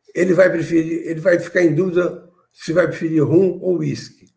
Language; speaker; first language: Portuguese; native; Portuguese